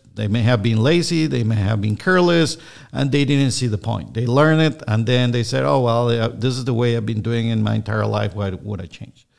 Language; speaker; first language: English; non-native, fluent; Spanish